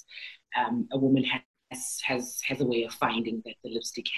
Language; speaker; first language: English; non-native, local second language; Zulu